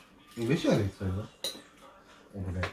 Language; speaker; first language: Korean; native; Korean